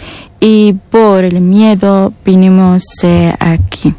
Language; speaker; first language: Spanish; non-native, learner; Arabic